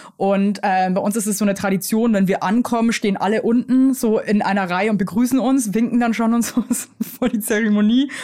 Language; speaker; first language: German; native; German